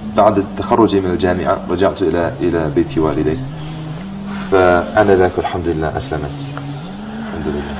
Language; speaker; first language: Arabic; non-native, fluent; English